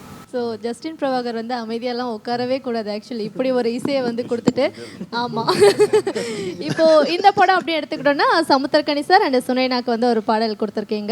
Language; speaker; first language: Tamil; native; Tamil